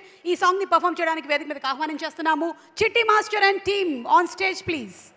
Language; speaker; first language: Telugu; native; Telugu